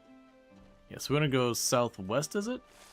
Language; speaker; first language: English; native; English